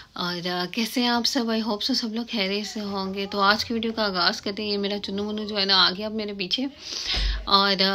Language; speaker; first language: Urdu; native; Urdu